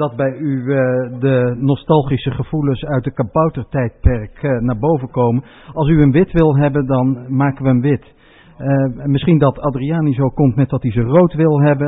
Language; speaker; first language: Dutch; native; Dutch